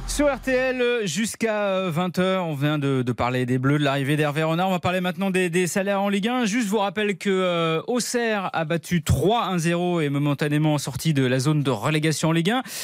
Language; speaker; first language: French; native; French